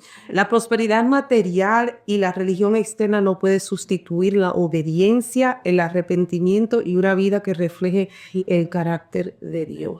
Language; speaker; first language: Spanish; early bilingual, heritage; Spanish